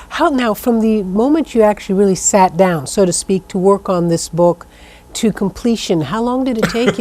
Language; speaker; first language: English; native; English